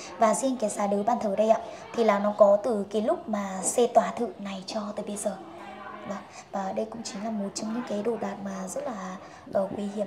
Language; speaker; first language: Vietnamese; non-native, local second language; Hmong